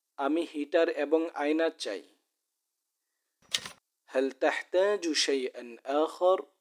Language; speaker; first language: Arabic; non-native, fluent; Bangla